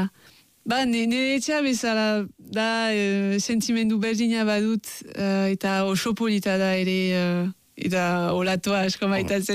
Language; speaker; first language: Basque; non-native, local second language; French